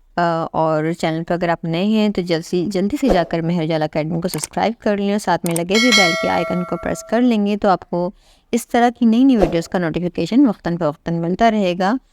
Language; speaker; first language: Urdu; native; Urdu